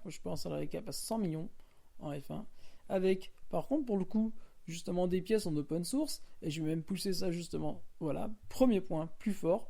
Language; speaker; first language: French; native; French